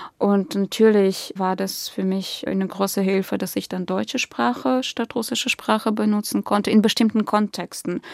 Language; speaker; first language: German; non-native, fluent; Russian